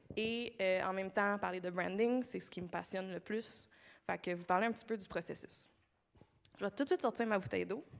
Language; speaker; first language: French; native; French